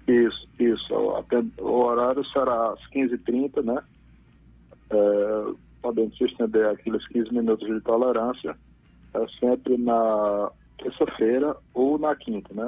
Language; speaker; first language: Portuguese; native; Portuguese